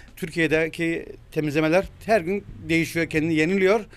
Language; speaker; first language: Turkish; native; Turkish